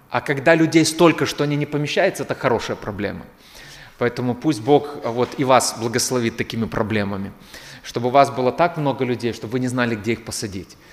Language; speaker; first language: Russian; native; Russian